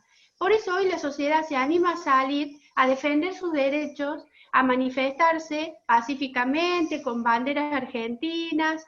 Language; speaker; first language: Spanish; native; Spanish